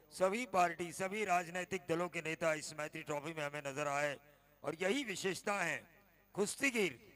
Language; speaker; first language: Hindi; non-native, local second language; Marathi